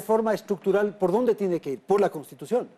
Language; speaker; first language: Spanish; native; Spanish